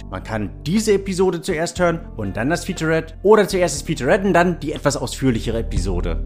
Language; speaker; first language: German; native; German